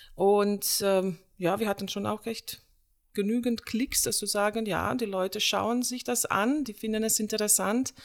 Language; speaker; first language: German; non-native, fluent; Slovenian